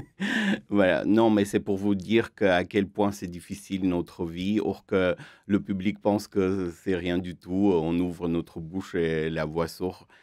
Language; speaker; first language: French; non-native, fluent; Armenian